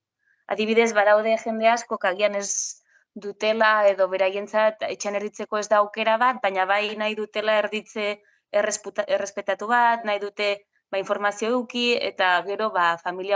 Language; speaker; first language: Basque; non-native, local second language; Spanish